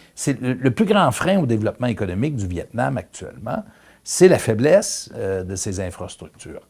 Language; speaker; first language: French; native; French